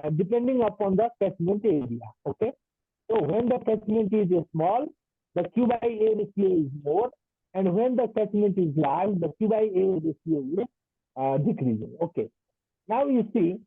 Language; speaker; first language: English; non-native, local second language; Nepali